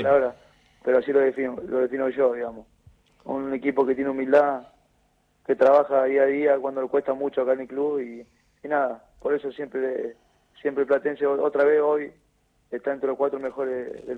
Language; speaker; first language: Spanish; native; Spanish